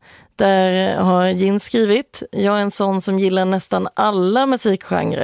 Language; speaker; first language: Swedish; native; Swedish